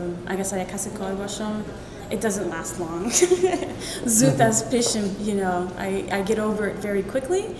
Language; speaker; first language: Persian; early bilingual, heritage; Persian